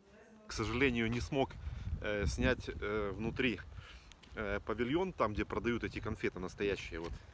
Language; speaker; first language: Russian; native; Russian